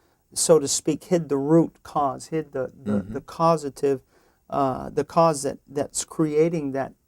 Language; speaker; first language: English; native; English